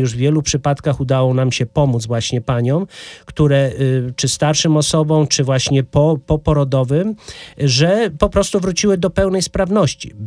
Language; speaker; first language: Polish; native; Polish